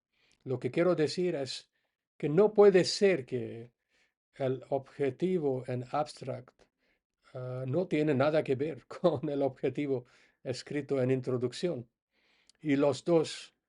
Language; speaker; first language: Spanish; non-native, fluent; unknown